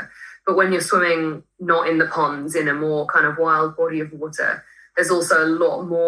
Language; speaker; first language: English; native; English